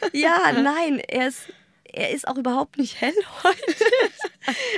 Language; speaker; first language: German; native; German